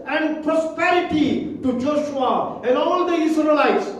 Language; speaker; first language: English; non-native, local second language; Tamil